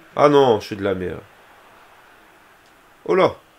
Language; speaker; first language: French; native; French